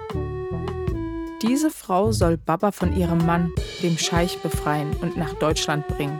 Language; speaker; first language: German; early bilingual, other home language; Turkish